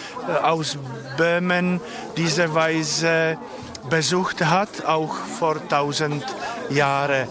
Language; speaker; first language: German; non-native, learner; Czech